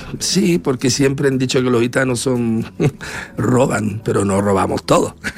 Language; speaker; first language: Spanish; early bilingual, heritage; Spanish